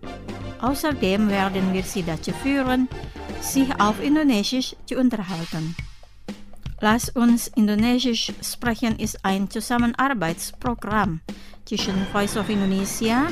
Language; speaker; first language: German; non-native, fluent; Indonesian